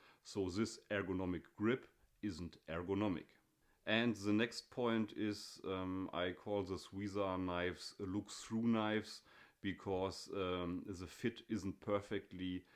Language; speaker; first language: English; non-native, fluent; German